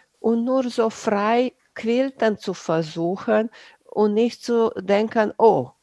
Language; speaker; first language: German; non-native, fluent; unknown